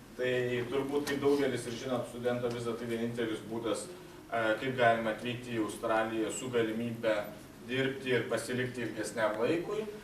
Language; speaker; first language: Lithuanian; native; Lithuanian